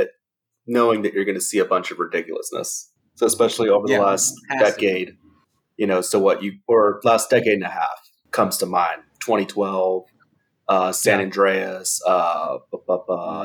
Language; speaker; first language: English; early bilingual, other home language; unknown